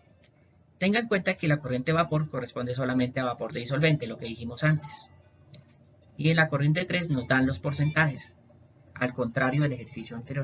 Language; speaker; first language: Spanish; native; Spanish